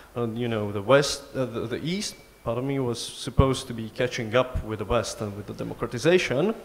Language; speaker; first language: English; non-native, fluent; Slovak